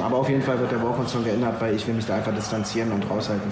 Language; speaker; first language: German; native; German